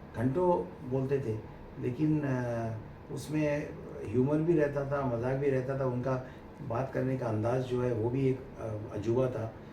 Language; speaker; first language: Hindi; non-native, local second language; Bangla